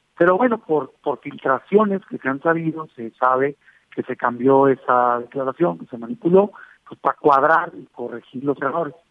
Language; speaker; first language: Spanish; native; Spanish